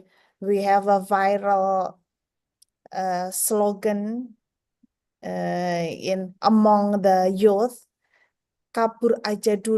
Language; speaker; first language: English; non-native, fluent; Indonesian